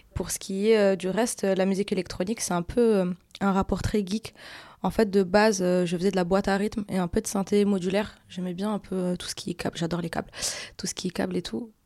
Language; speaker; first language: French; non-native, local second language; Arabic